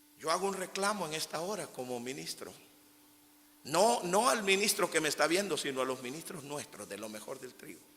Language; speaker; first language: Spanish; native; Spanish